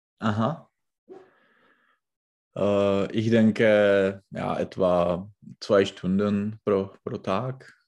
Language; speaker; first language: German; non-native, learner; Czech